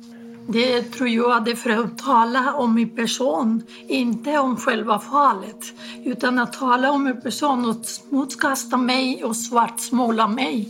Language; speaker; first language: Swedish; non-native, fluent; Spanish